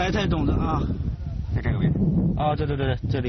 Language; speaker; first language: Chinese; native; Chinese